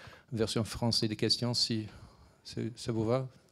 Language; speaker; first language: French; non-native, learner; English